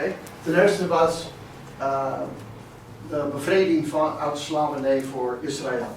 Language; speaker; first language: Dutch; non-native, fluent; English